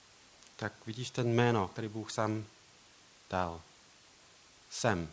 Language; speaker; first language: Czech; non-native, learner; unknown